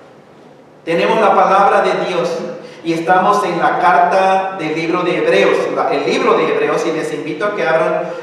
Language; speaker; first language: Spanish; native; Spanish